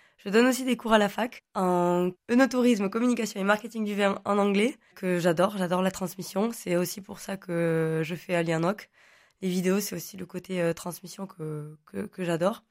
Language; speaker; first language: French; non-native, local second language; Occitan